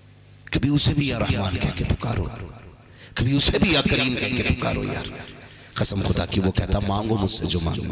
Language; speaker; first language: Hindi; native; Hindi